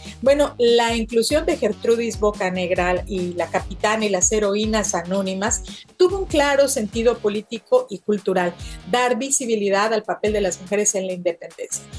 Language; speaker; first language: Spanish; native; Spanish